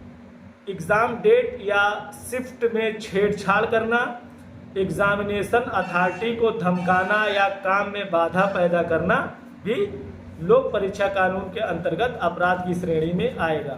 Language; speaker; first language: Hindi; native; Hindi